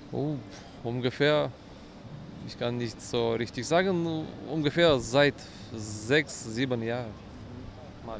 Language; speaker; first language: German; non-native, learner; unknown